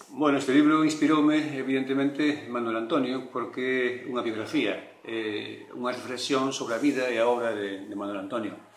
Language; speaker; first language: Galician; non-native, local second language; Spanish